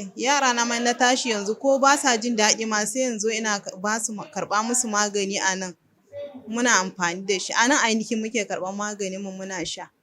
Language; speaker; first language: Hausa; native; Hausa